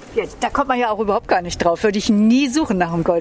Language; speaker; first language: German; native; German